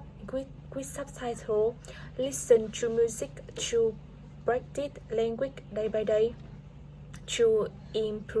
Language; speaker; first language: English; non-native, learner; Vietnamese